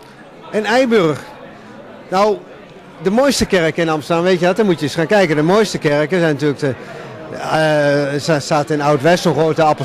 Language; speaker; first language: Dutch; native; Dutch